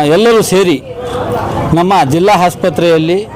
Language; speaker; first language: Kannada; non-native, local second language; Urdu